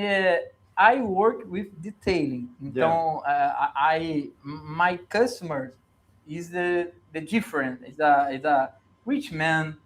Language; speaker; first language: English; non-native, learner; Portuguese